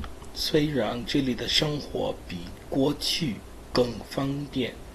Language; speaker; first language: Chinese; non-native, learner; English